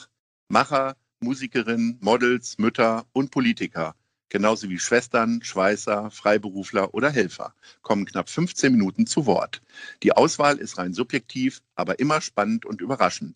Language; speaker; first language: German; native; German